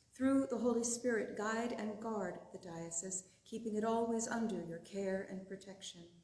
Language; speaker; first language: English; native; English